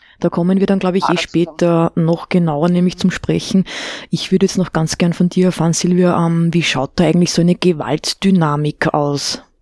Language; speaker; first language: German; native; German